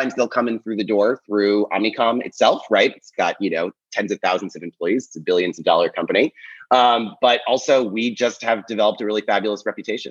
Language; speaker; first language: English; native; English